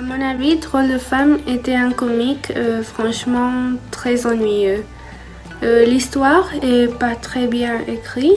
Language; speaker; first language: French; non-native, learner; Spanish